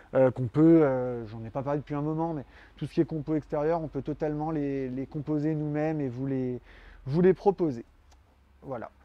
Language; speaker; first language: French; native; French